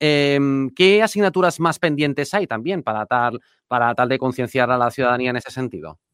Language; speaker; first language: Spanish; native; Spanish